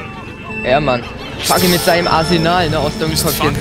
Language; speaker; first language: German; native; German